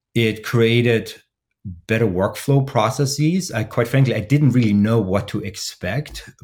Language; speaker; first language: English; non-native, fluent; German